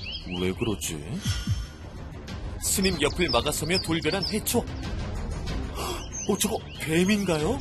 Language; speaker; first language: Korean; native; Korean